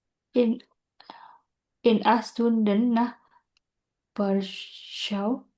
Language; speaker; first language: German; non-native, learner; Indonesian